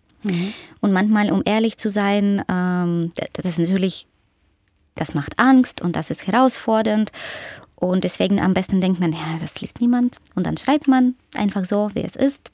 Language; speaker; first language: German; non-native, fluent; Ukrainian